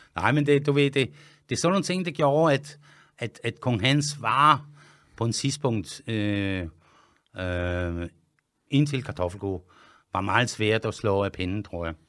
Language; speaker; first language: Danish; non-native, fluent; French